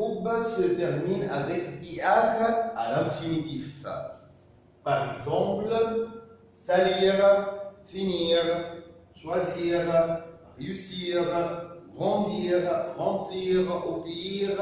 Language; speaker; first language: French; non-native, fluent; Arabic